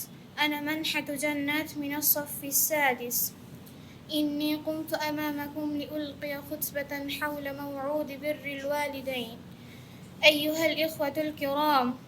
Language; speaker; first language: Arabic; non-native, learner; Bangla